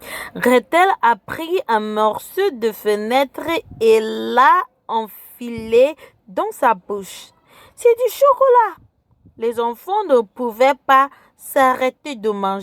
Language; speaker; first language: French; non-native, fluent; English